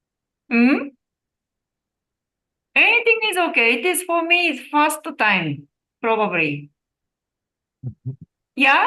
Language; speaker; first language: English; non-native, learner; Japanese